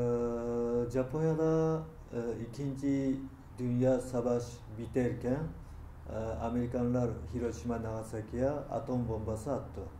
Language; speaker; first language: Turkish; non-native, learner; Japanese